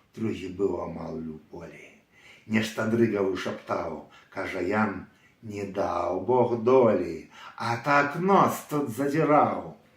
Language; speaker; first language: Belarusian; native; Belarusian